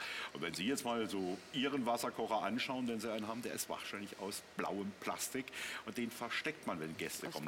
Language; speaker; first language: German; native; German